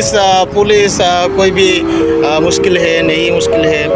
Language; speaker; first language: Hindi; non-native, learner; Bangla